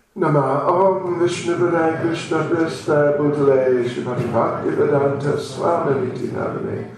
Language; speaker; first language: Russian; non-native, learner; English